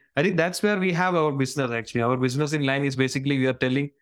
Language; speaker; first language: English; non-native, local second language; Malayalam